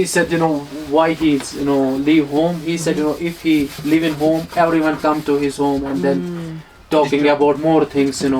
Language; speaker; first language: English; non-native, learner; Hindi